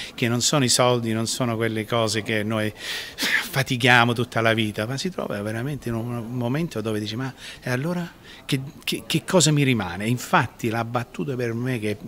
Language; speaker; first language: Italian; non-native, fluent; Sicilian